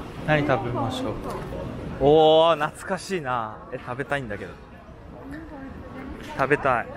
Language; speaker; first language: Japanese; native; Japanese